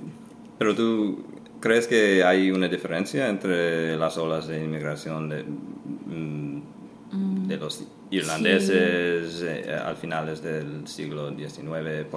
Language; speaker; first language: Spanish; non-native, fluent; English